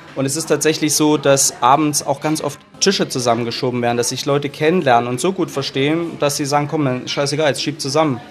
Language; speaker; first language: German; native; German